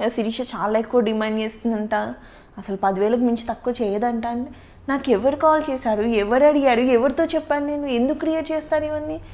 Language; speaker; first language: Telugu; native; Telugu